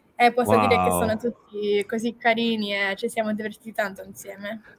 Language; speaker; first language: Italian; non-native, fluent; English